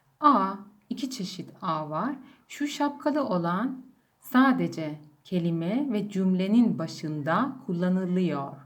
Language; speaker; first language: Turkish; non-native, fluent; Persian